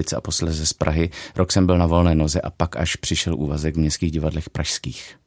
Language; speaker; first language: Czech; native; Czech